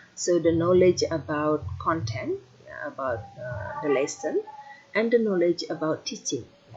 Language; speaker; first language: English; non-native, fluent; Indonesian